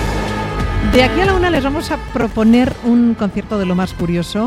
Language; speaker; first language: Spanish; native; Spanish